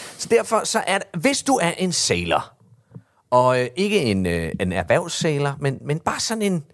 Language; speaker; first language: Danish; native; Danish